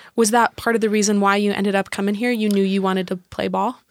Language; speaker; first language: English; native; English